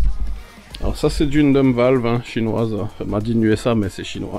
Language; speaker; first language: French; native; French